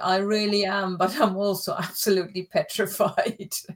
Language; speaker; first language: English; early bilingual, other home language; German